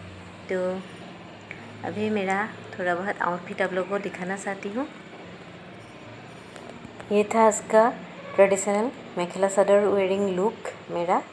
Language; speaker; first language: Hindi; non-native, local second language; Assamese